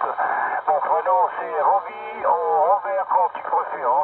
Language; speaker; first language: French; non-native, learner; Italian